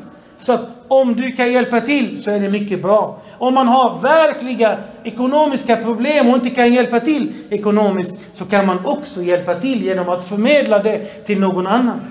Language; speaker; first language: Swedish; early bilingual, other home language; Arabic